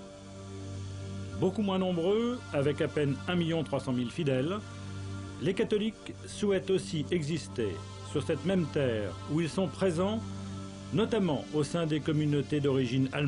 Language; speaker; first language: French; native; French